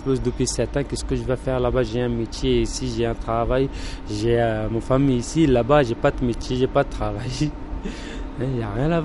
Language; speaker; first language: French; non-native, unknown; Urdu